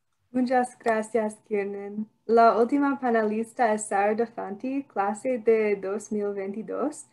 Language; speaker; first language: Spanish; non-native, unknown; English